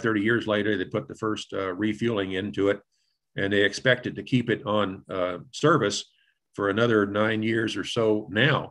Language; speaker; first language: English; native; English